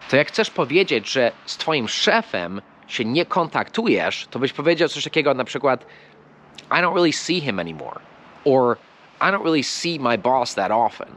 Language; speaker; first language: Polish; non-native, fluent; English